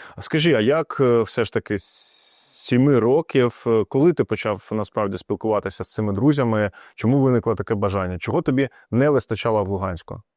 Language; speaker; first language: Ukrainian; non-native, local second language; Russian